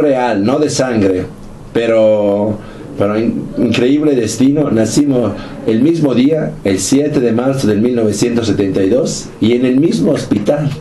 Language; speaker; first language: Spanish; non-native, fluent; Italian